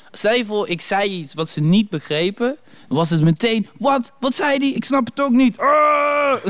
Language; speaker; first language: Dutch; early bilingual, other home language; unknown